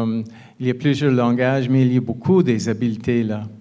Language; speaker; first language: French; non-native, fluent; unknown